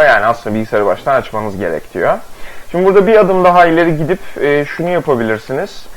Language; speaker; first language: Turkish; native; Turkish